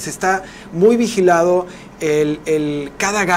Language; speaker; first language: Spanish; native; Spanish